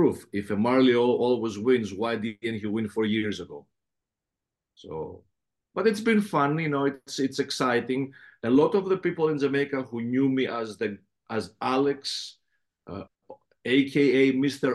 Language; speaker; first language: English; non-native, fluent; Greek